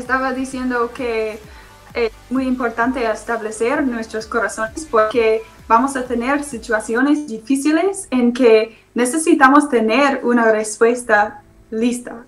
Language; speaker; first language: Spanish; non-native, learner; English